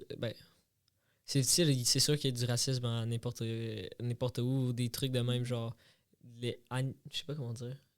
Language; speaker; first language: French; early bilingual, other home language; Portuguese